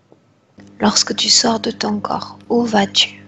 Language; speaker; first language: French; native; French